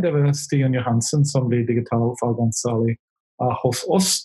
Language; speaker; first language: Norwegian; non-native, fluent; English